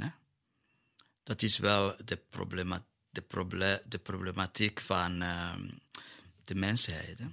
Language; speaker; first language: Dutch; non-native, fluent; Kinyarwanda